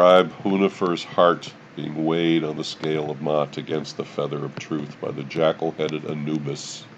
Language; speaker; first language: English; native; English